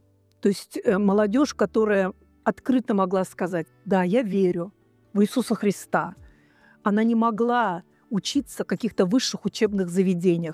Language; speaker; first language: Russian; native; Russian